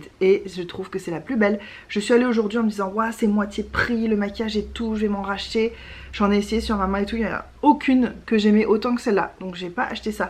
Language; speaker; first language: French; native; French